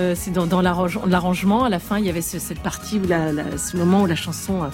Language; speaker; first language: French; native; French